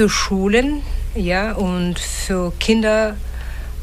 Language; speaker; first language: German; non-native, fluent; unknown